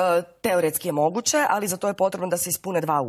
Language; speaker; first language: Croatian; native; Croatian